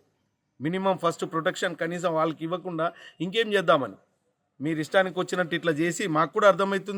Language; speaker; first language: Telugu; native; Telugu